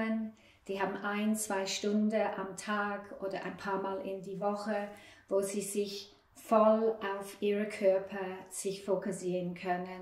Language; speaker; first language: German; non-native, fluent; English